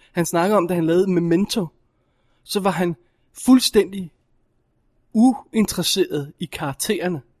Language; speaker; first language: Danish; native; Danish